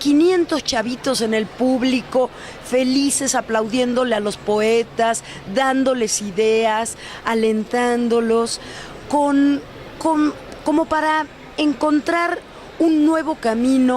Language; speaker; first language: Spanish; native; Spanish